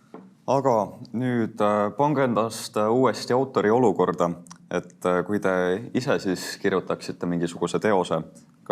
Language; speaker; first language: Estonian; native; Estonian